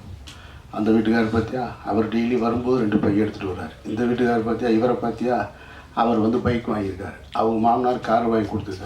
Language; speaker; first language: Tamil; native; Tamil